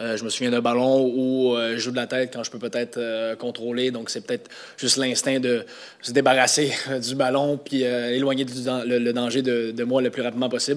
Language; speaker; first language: French; native; French